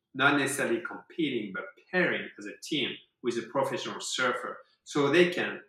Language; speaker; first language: English; non-native, fluent; French